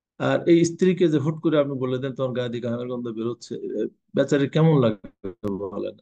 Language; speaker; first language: Bangla; native; Bangla